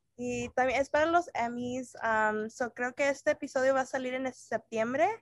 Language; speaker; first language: Spanish; early bilingual, heritage; Spanish